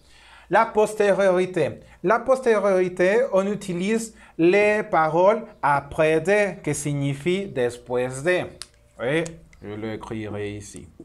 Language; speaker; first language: French; non-native, learner; Spanish